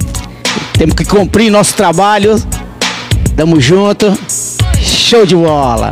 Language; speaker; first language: Portuguese; native; Portuguese